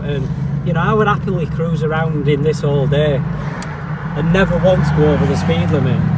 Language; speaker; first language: English; native; English